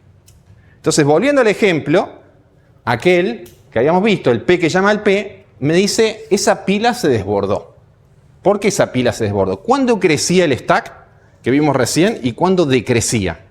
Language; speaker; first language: Spanish; native; Spanish